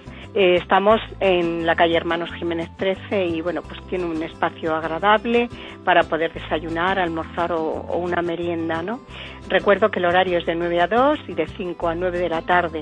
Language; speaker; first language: Spanish; native; Spanish